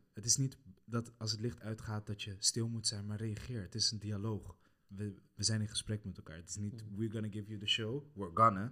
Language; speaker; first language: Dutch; early bilingual, other home language; Kabuverdianu